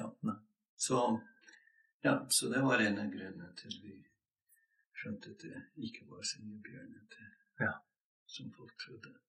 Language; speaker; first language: Norwegian; non-native, fluent; English